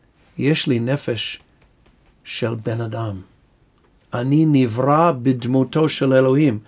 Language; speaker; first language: Hebrew; non-native, fluent; English